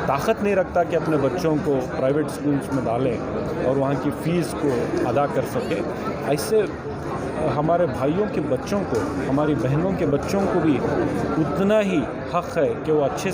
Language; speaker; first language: Urdu; native; Urdu